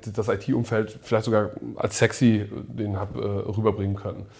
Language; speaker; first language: German; early bilingual, other home language; English